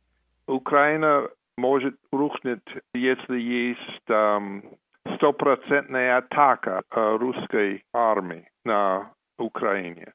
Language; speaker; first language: Russian; non-native, fluent; English